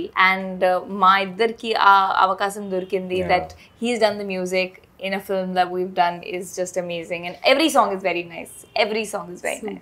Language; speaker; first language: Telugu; non-native, fluent; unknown